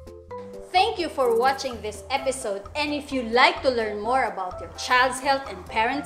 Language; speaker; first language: English; non-native, local second language; Filipino